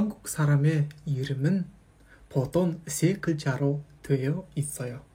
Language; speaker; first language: Korean; non-native, fluent; Kazakh